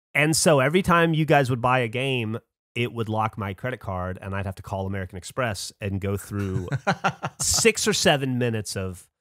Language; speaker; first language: English; native; English